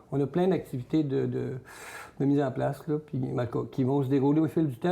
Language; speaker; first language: French; native; French